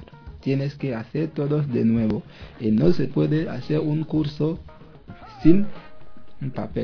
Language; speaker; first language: Spanish; non-native, learner; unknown